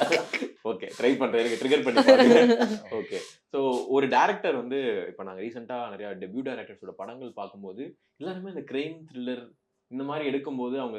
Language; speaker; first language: Tamil; native; Tamil